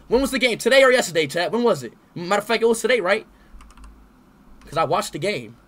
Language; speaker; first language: English; native; English